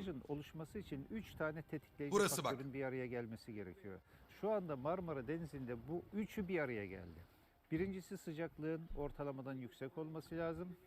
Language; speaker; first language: Turkish; native; Turkish